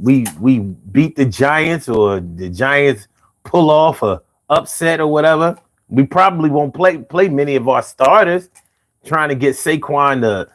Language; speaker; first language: English; native; English